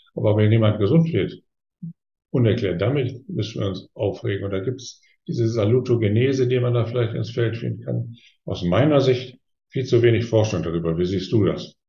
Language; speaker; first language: German; native; German